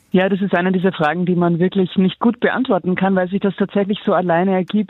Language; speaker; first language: German; native; German